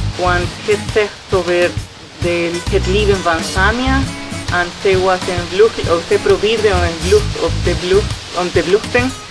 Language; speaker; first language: Dutch; non-native, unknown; Spanish